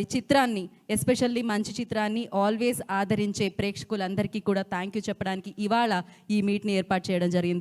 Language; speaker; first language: Telugu; native; Telugu